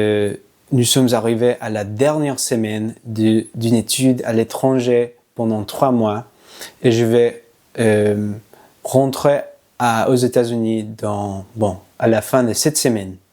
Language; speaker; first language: French; non-native, learner; English